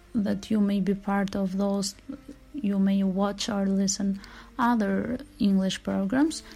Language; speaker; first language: English; non-native, fluent; Albanian